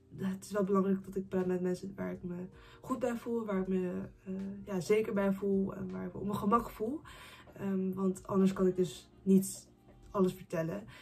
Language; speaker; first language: Dutch; early bilingual, other home language; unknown